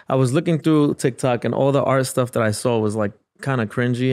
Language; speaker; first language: English; native; English